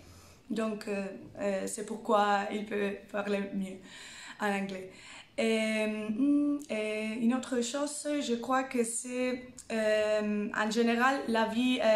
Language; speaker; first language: French; non-native, fluent; Spanish